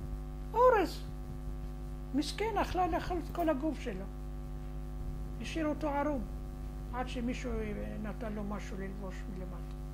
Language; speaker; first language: Hebrew; non-native, fluent; Arabic